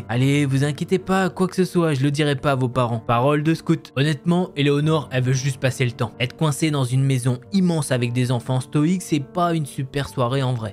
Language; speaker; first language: French; native; French